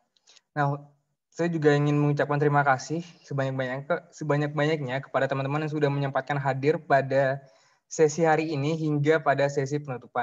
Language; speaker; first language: Indonesian; native; Indonesian